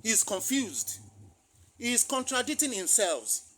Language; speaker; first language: English; non-native, local second language; Yoruba